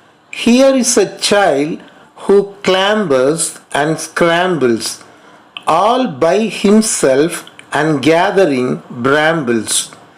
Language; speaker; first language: English; non-native, local second language; Tamil